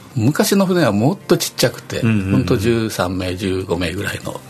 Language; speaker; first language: Japanese; native; Japanese